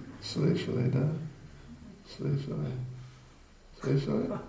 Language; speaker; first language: Russian; non-native, learner; English